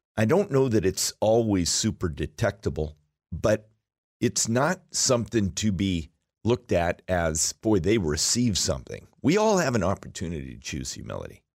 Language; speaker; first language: English; native; English